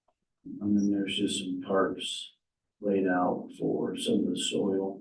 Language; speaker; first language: English; native; English